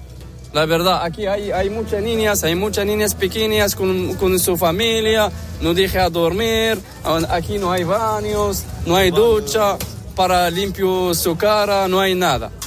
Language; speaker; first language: Spanish; non-native, learner; Arabic